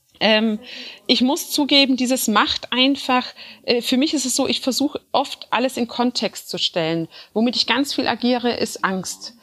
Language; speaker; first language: German; early bilingual, other home language; Turkish